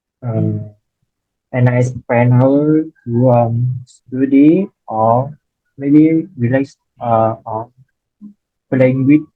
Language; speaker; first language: English; non-native, learner; Vietnamese